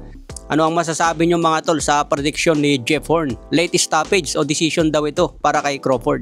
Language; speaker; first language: Filipino; native; Filipino